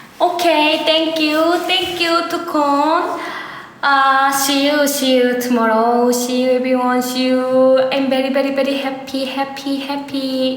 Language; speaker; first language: English; non-native, learner; Thai